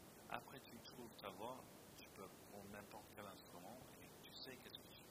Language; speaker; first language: French; non-native, fluent; English